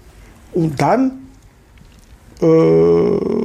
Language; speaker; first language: German; non-native, learner; Lingala